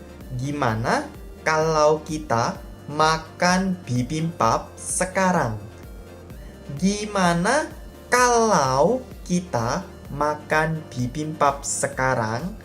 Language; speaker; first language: Indonesian; non-native, fluent; Korean